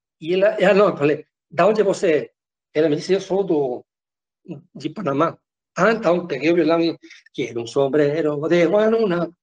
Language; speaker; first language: Portuguese; non-native, fluent; Spanish